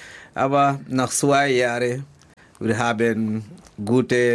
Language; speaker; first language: German; non-native, learner; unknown